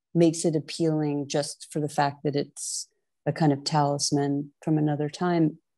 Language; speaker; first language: English; native; English